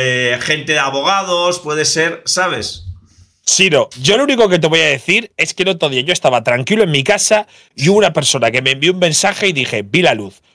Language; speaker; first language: Spanish; native; Spanish